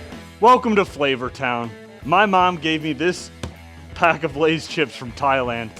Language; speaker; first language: English; native; English